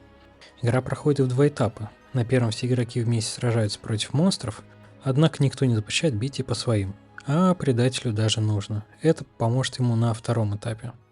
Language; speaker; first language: Russian; native; Russian